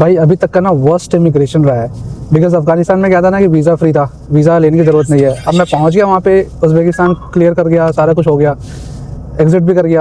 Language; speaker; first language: Hindi; native; Hindi